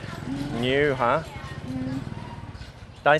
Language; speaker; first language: Vietnamese; non-native, learner; English